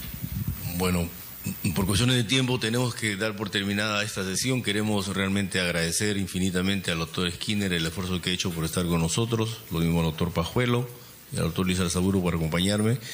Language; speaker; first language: Spanish; native; Spanish